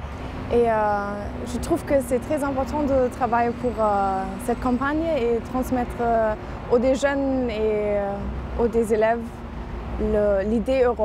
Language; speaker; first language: French; non-native, fluent; German